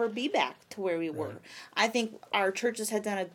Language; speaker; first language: English; native; English